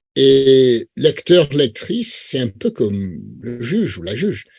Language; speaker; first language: French; non-native, fluent; English